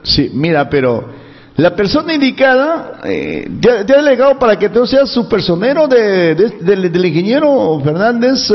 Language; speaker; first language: Spanish; native; Spanish